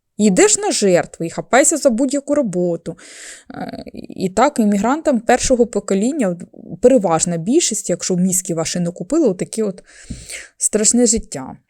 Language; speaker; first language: Ukrainian; native; Ukrainian